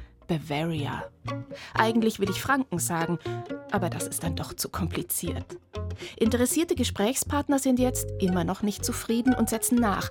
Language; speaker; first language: German; native; German